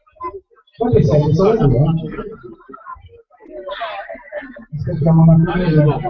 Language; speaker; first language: Italian; native; Italian